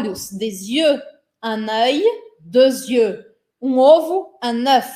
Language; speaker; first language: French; non-native, fluent; Portuguese